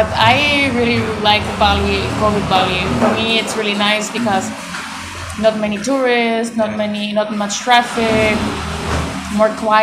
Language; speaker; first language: English; non-native, fluent; Swiss German